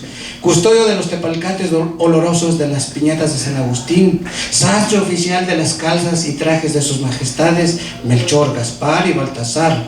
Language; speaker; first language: Spanish; native; Spanish